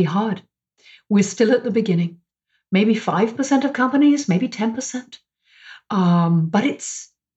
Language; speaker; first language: English; native; English